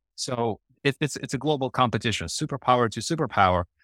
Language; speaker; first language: English; non-native, fluent; Ukrainian